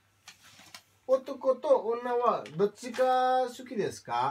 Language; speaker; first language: Japanese; non-native, learner; Nepali